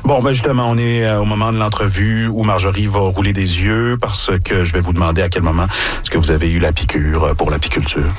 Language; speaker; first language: French; native; French